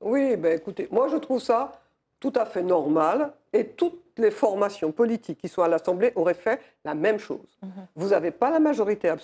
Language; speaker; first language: French; native; French